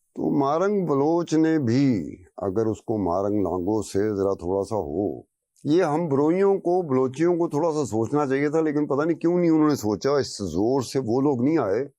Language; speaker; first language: Urdu; non-native, local second language; Brahui